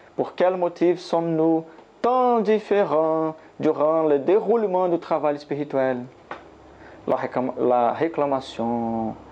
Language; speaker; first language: French; non-native, learner; Portuguese